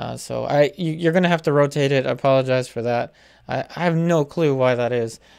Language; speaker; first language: English; early bilingual, other home language; Spanish